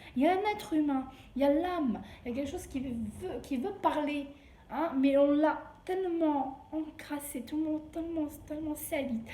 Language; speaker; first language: French; early bilingual, other home language; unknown